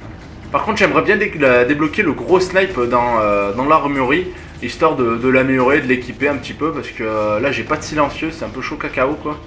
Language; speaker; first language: French; native; French